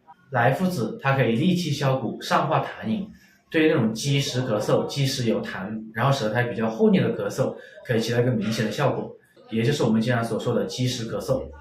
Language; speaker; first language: Chinese; native; Chinese